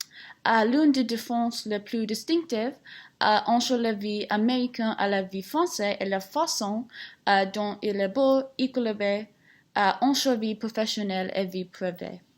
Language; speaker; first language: French; non-native, learner; English